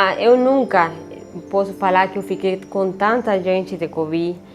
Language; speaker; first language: Portuguese; non-native, learner; Spanish